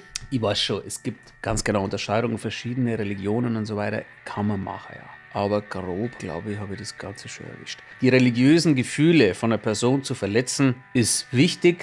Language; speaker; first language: German; native; German